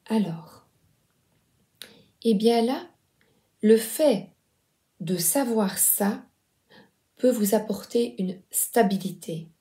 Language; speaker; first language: French; native; French